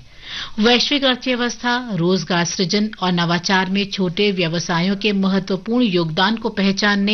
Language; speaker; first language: Hindi; native; Hindi